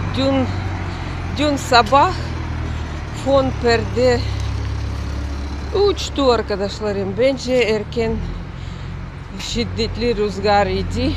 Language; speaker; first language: Turkish; non-native, learner; Russian